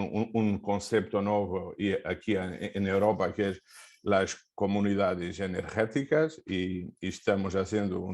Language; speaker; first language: Spanish; non-native, fluent; Portuguese